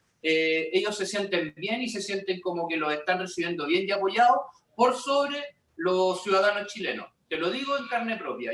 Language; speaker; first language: Spanish; native; Spanish